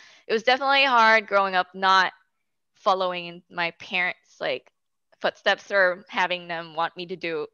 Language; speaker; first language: English; native; English